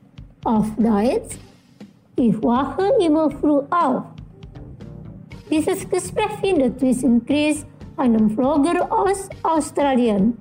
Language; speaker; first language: German; non-native, fluent; Indonesian